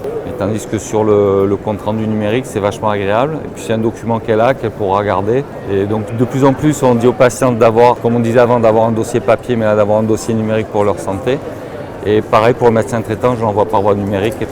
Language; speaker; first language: French; native; French